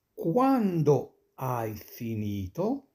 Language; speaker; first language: Italian; non-native, fluent; Arabic